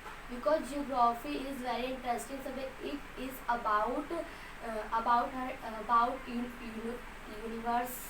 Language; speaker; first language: English; non-native, learner; Hindi